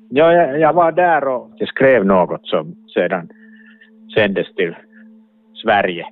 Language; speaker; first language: Swedish; non-native, local second language; Finnish